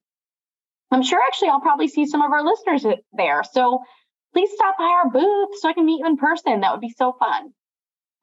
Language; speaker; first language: English; native; English